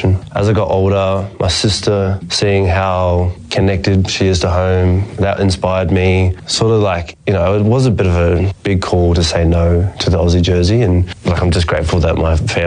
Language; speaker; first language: English; native; English